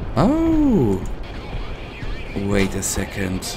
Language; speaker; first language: English; non-native, fluent; German